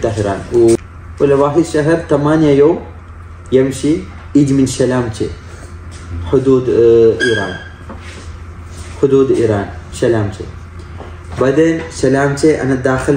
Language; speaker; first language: Arabic; non-native, learner; Malayalam